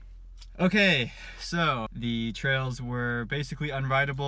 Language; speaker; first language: English; native; English